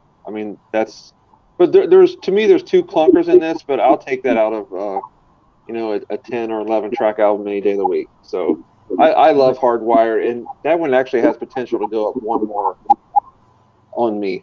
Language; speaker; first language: English; native; English